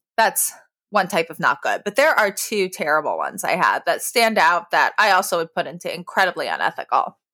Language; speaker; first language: English; native; English